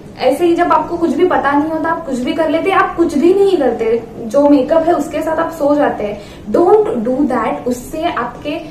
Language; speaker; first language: Hindi; non-native, local second language; Marathi